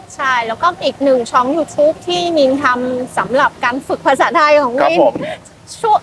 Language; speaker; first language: Thai; non-native, fluent; Vietnamese